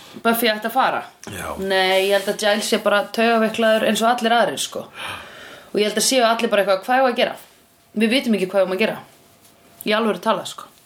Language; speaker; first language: Icelandic; native; Icelandic